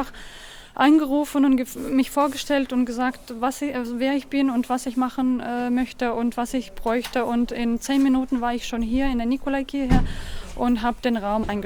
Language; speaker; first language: German; non-native, fluent; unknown